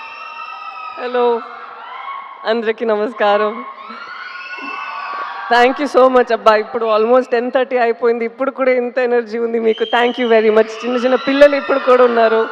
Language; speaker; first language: Telugu; non-native, local second language; Tamil